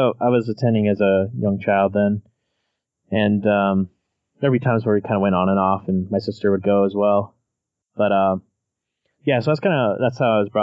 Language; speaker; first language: English; native; English